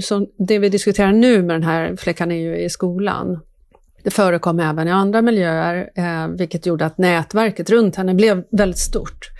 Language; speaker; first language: Swedish; native; Swedish